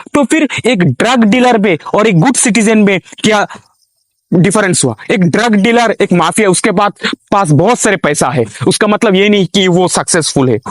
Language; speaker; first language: Hindi; non-native, local second language; Bangla